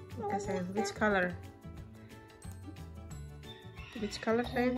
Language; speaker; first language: English; non-native, learner; Indonesian